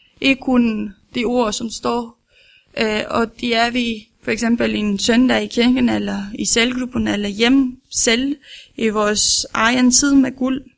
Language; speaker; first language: Danish; non-native, learner; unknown